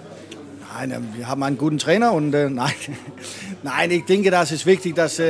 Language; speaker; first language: German; non-native, fluent; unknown